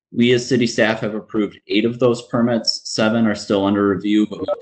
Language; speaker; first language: English; native; English